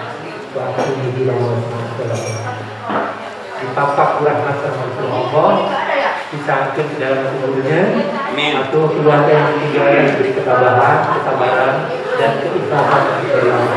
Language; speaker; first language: Indonesian; non-native, local second language; Sundanese